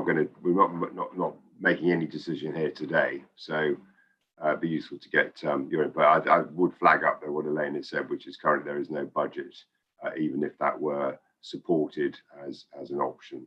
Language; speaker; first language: English; native; English